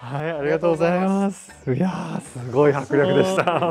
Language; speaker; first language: Japanese; native; Japanese